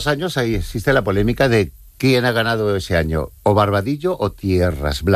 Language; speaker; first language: Spanish; native; Spanish